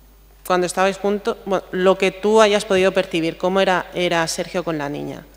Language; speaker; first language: Spanish; native; Spanish